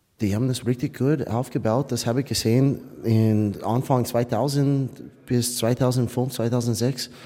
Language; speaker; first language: German; non-native, fluent; English